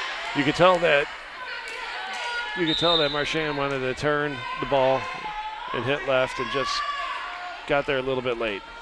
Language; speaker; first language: English; native; English